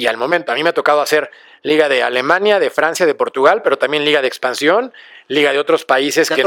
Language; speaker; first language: Spanish; native; Spanish